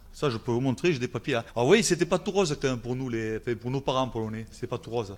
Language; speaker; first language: French; native; French